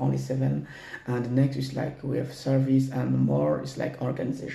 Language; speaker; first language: English; non-native, learner; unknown